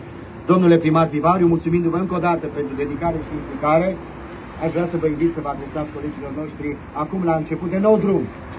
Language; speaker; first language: Romanian; native; Romanian